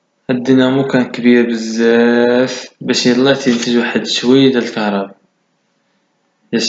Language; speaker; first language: Arabic; native; Arabic